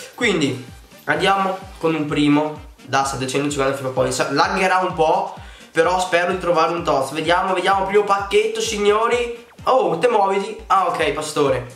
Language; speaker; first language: Italian; native; Italian